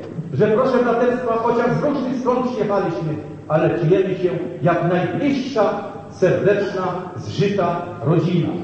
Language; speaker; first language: Polish; native; Polish